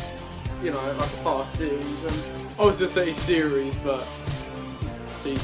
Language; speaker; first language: English; native; English